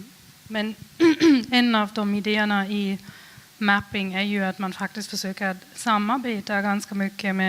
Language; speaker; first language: Swedish; non-native, fluent; German